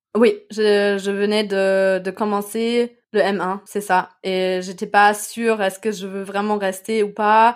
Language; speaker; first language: French; non-native, fluent; German